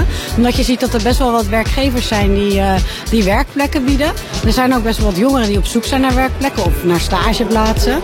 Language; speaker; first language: Dutch; native; Dutch